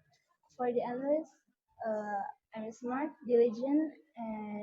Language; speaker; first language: English; non-native, learner; Indonesian